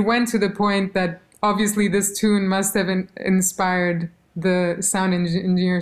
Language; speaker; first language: English; non-native, fluent; Albanian